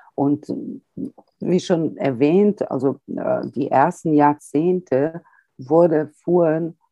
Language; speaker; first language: German; early bilingual, heritage; Croatian